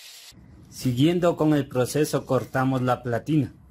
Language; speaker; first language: Spanish; native; Spanish